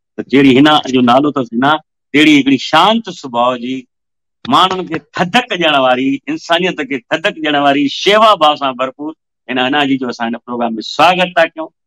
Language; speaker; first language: Sindhi; early bilingual, heritage; Sindhi